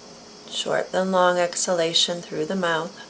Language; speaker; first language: English; native; English